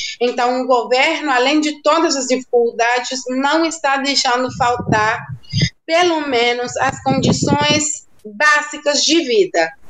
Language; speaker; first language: Portuguese; non-native, fluent; Spanish